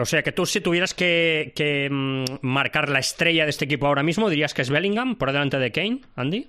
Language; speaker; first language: Spanish; native; Spanish